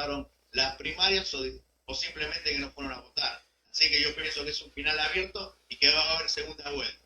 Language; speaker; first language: Spanish; native; Spanish